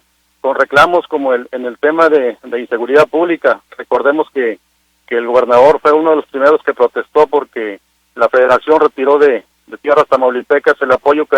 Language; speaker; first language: Spanish; native; Spanish